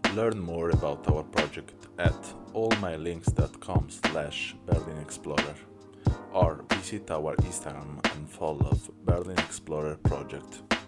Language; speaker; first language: English; non-native, learner; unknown